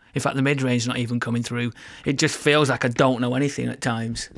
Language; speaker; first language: English; native; English